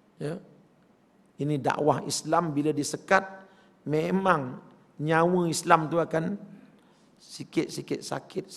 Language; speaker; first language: Malay; native; Malay